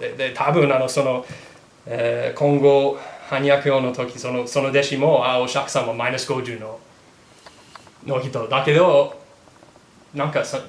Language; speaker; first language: Japanese; non-native, learner; English